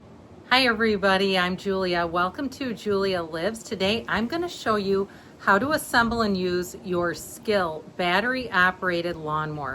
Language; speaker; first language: English; native; English